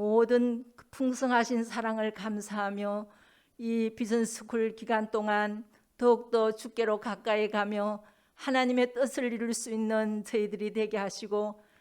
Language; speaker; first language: Korean; native; Korean